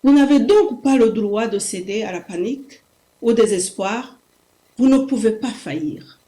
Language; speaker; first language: French; non-native, local second language; Kinyarwanda